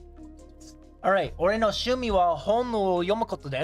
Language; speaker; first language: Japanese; non-native, learner; English